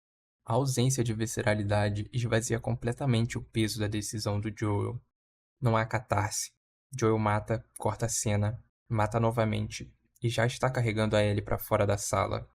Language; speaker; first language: Portuguese; native; Portuguese